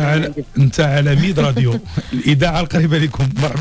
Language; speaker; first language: Arabic; native; Arabic